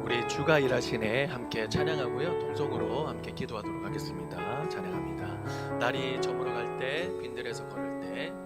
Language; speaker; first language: Korean; native; Korean